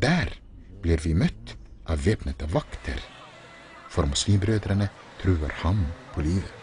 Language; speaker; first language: Norwegian; non-native, fluent; Arabic